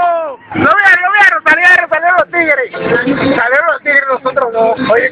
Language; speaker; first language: Spanish; native; Spanish